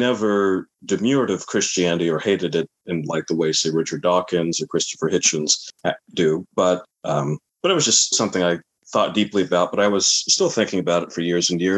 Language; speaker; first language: English; native; English